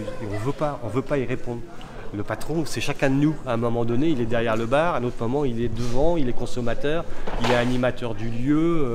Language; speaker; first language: French; native; French